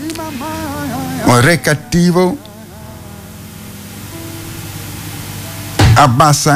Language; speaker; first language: Italian; non-native, fluent; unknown